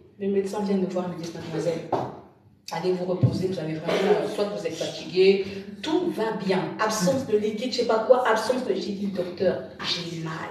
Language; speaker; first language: French; non-native, local second language; Lingala